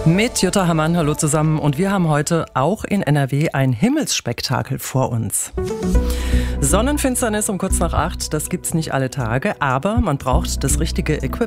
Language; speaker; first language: German; native; German